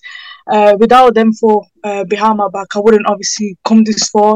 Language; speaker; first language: English; native; English